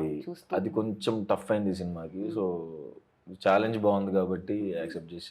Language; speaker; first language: Telugu; native; Telugu